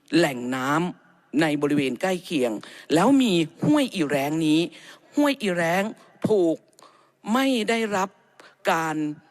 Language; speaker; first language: Thai; native; Thai